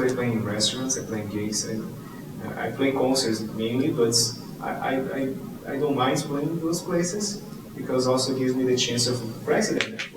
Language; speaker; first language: English; non-native, fluent; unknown